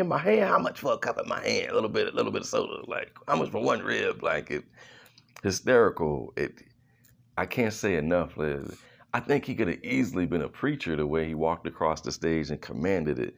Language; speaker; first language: English; native; English